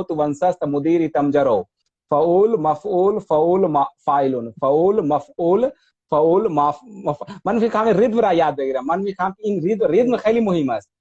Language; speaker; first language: Persian; non-native, fluent; Hindi